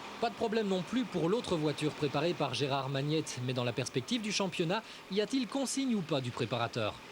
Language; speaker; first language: French; native; French